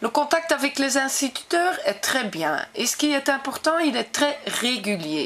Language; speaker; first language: French; non-native, local second language; Dutch